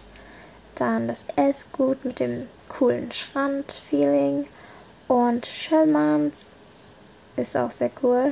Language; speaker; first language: German; early bilingual, other home language; Vietnamese